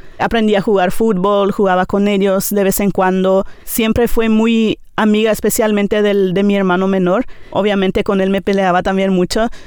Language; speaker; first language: Spanish; non-native, local second language; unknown